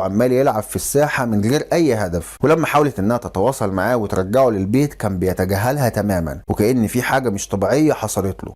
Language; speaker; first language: Arabic; native; Arabic